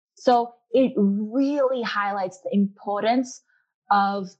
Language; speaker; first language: English; non-native, local second language; Urdu